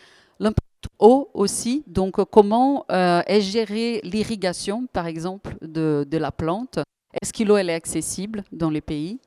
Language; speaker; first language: French; native; French